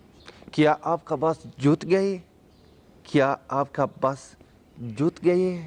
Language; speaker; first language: Hindi; non-native, learner; Arabic